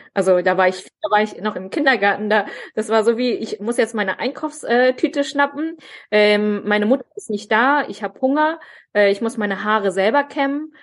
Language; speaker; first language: German; early bilingual, other home language; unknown